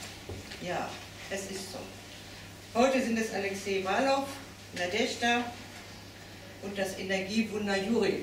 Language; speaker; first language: German; native; German